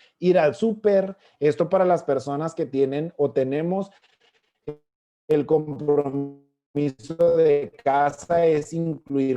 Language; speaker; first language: Spanish; native; Spanish